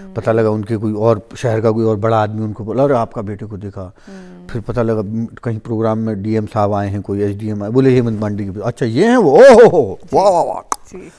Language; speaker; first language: Hindi; native; Hindi